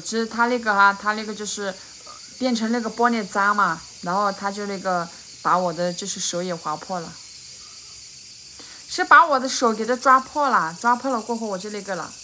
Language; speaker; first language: Chinese; native; Chinese